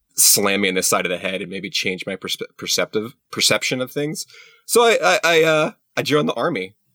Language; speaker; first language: English; native; English